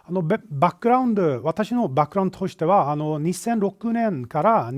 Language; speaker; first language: Japanese; non-native, fluent; Swedish